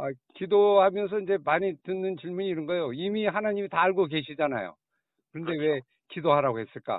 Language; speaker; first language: Korean; native; Korean